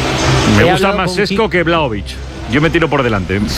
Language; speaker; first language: Spanish; native; Spanish